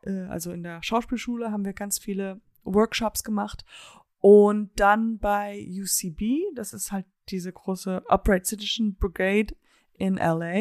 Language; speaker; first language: German; early bilingual, heritage; German